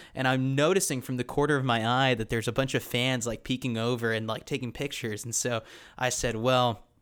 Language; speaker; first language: English; native; English